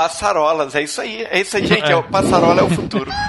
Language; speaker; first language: Portuguese; native; Portuguese